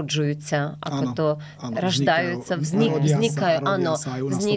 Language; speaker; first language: Slovak; non-native, learner; Ukrainian